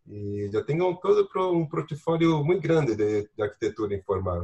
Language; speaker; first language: Spanish; non-native, learner; Portuguese